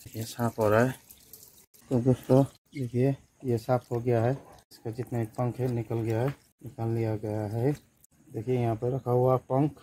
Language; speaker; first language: Hindi; non-native, local second language; Nepali